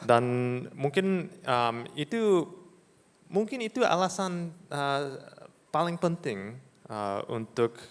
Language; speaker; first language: Indonesian; non-native, fluent; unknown